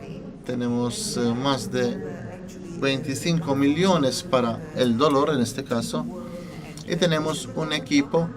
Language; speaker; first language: Spanish; non-native, fluent; Italian